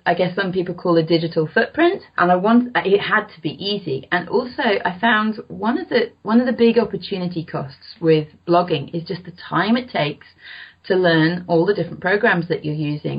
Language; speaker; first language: English; native; English